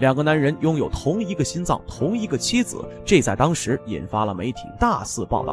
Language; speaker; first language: Chinese; native; Chinese